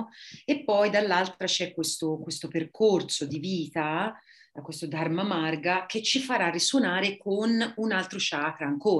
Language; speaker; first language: Italian; native; Italian